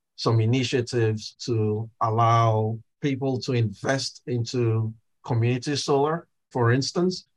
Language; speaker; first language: English; non-native, local second language; Igbo